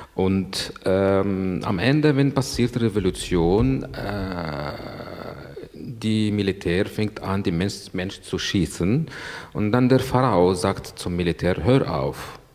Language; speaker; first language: German; non-native, fluent; Arabic